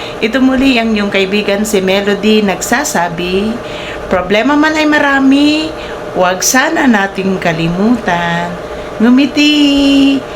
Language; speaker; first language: Filipino; non-native, local second language; Iloko